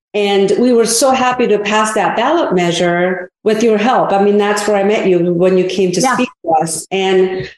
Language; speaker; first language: English; early bilingual, other home language; Korean